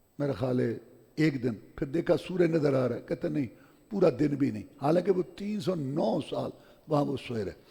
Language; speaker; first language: Urdu; non-native, local second language; Punjabi